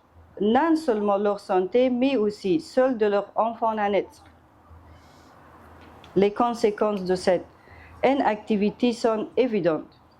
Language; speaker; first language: French; non-native, fluent; Persian